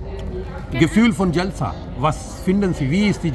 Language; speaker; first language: German; non-native, learner; Urdu